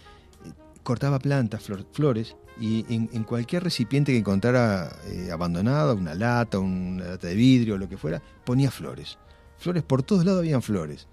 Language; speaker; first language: Spanish; native; Spanish